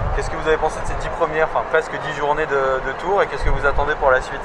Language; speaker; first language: French; native; French